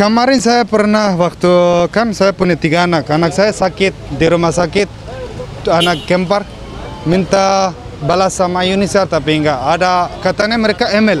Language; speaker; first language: Indonesian; non-native, fluent; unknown